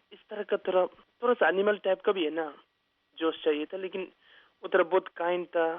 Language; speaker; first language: Urdu; early bilingual, other home language; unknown